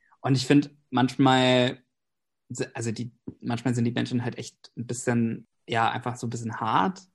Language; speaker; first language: German; non-native, fluent; English